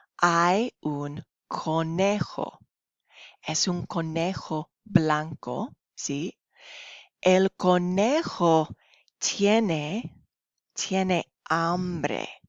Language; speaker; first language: Spanish; non-native, fluent; English